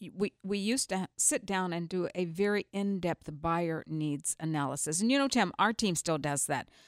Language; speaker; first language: English; native; English